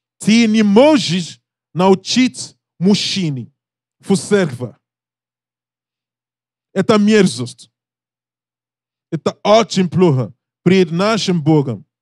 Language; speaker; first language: Russian; non-native, learner; English